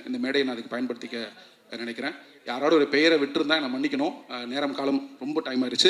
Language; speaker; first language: Tamil; native; Tamil